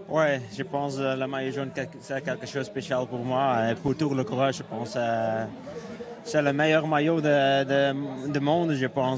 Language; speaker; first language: French; non-native, learner; Dutch